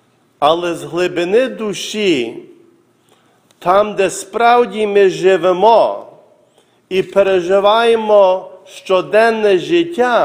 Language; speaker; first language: Ukrainian; early bilingual, heritage; Ukrainian